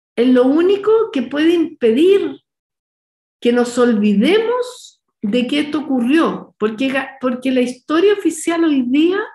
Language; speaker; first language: Spanish; native; Spanish